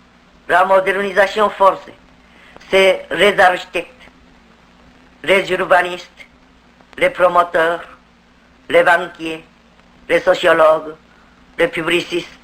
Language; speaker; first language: French; non-native, fluent; Korean